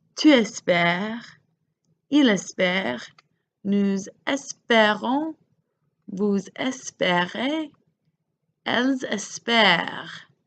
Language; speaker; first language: French; non-native, fluent; English